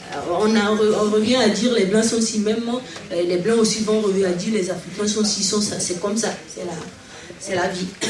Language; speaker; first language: French; non-native, local second language; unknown